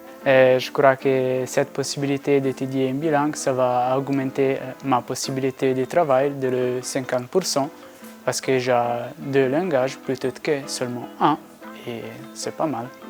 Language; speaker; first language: French; non-native, local second language; Italian